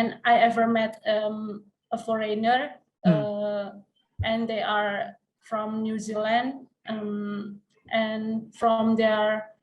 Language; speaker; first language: English; non-native, learner; Indonesian